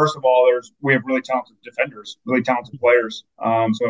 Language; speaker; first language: English; native; English